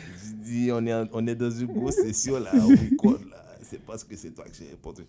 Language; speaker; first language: French; non-native, local second language; Haitian Creole